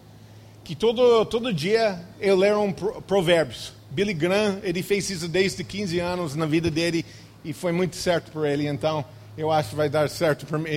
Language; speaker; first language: Portuguese; non-native, fluent; English